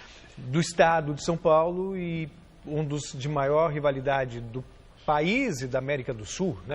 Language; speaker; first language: Portuguese; native; Portuguese